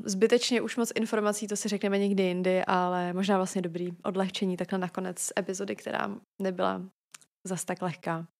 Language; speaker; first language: Czech; native; Czech